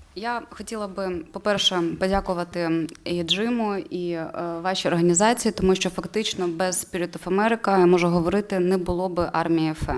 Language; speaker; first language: Ukrainian; native; Ukrainian